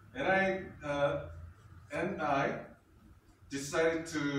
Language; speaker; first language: English; non-native, fluent; Korean